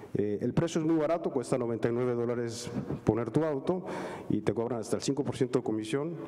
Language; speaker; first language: Spanish; native; Spanish